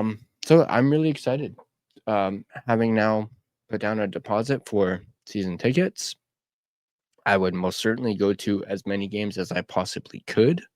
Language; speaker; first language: English; native; English